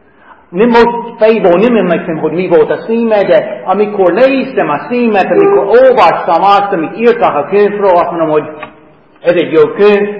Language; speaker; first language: Hungarian; non-native, fluent; English